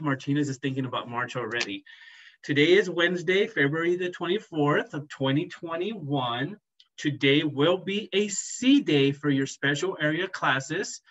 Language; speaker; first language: English; native; English